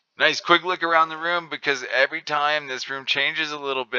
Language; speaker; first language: English; native; English